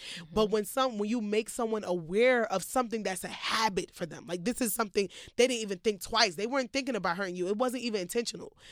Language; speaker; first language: English; native; English